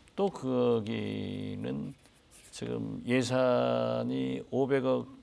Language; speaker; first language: Korean; native; Korean